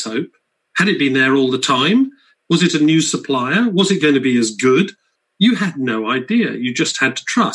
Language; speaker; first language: English; native; English